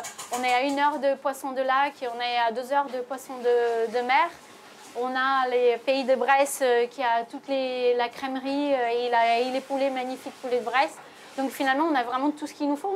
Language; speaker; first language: French; non-native, fluent; Portuguese